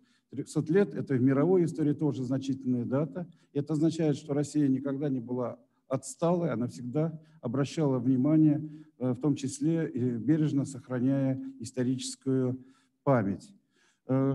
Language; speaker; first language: Russian; native; Russian